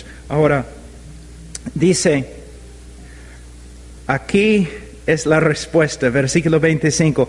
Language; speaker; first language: Spanish; non-native, fluent; English